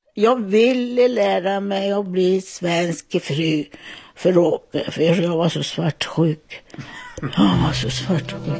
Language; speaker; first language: Swedish; non-native, fluent; Italian